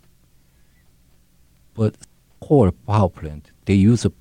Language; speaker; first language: English; non-native, learner; Korean